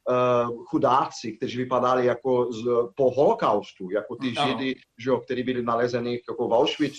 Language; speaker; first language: Czech; non-native, fluent; Portuguese